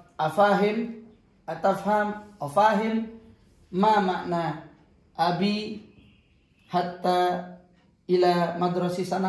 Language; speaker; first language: Arabic; non-native, fluent; Indonesian